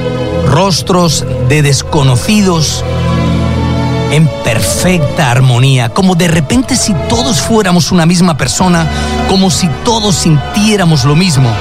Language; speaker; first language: Spanish; native; Spanish